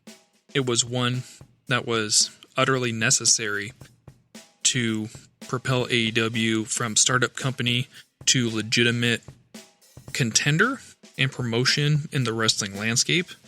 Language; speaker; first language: English; native; English